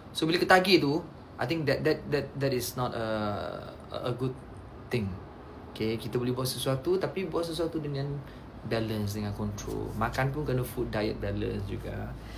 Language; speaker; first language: Malay; non-native, local second language; Chinese